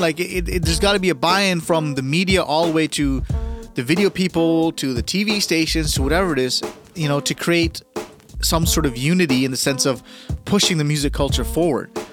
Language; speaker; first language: English; early bilingual, other home language; Punjabi